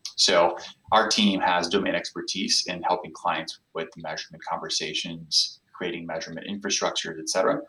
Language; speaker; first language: English; non-native, fluent; Portuguese